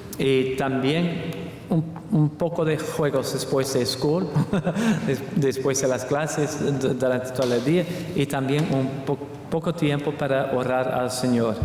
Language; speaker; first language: Spanish; non-native, learner; English